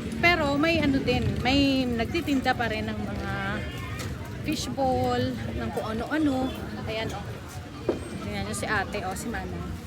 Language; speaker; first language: Filipino; non-native, local second language; Hiligaynon